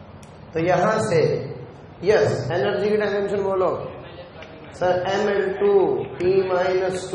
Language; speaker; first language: Hindi; native; Hindi